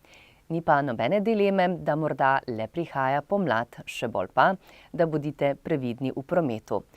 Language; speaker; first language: Slovenian; native; Slovenian